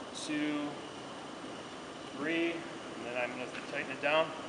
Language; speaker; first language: English; native; English